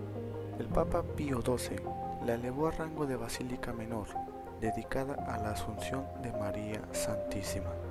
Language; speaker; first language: Spanish; native; Spanish